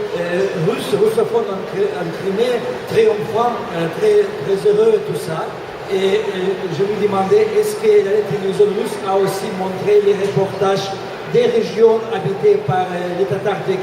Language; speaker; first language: French; non-native, fluent; Russian